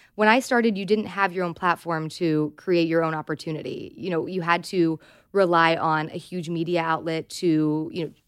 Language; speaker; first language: English; native; English